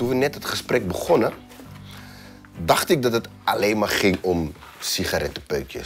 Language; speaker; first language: Dutch; native; Dutch